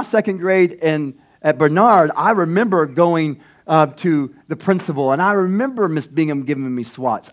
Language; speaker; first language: English; native; English